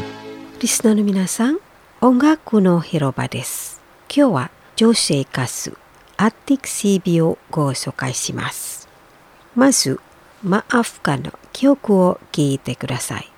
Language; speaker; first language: Japanese; non-native, fluent; Indonesian